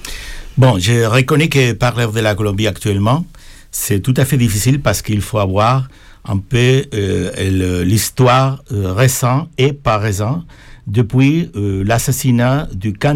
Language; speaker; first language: French; non-native, fluent; Spanish